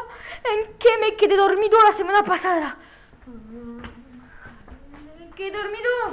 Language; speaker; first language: Spanish; non-native, learner; French